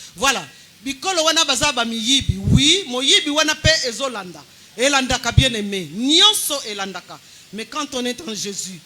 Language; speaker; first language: Lingala; non-native, local second language; Kongo